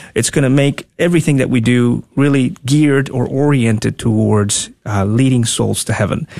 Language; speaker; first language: English; non-native, fluent; Spanish